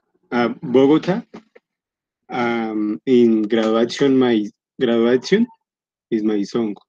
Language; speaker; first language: English; non-native, learner; Spanish